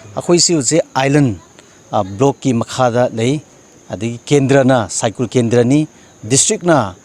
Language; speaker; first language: Manipuri; non-native, local second language; Tangkhul Naga (India)